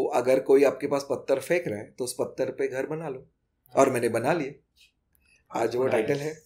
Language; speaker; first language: Hindi; non-native, local second language; Marathi